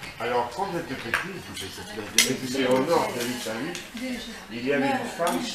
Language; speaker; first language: French; non-native, fluent; Italian